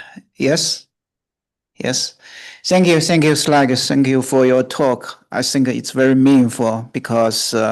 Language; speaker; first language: English; non-native, fluent; Chinese